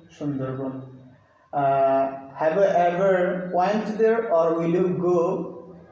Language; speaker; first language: English; non-native, fluent; Bangla